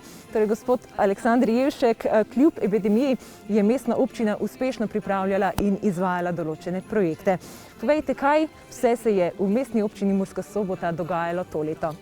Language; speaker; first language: Slovenian; native; Slovenian